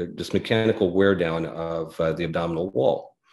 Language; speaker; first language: English; native; English